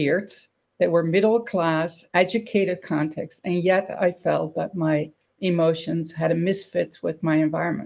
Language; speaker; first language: English; non-native, fluent; Dutch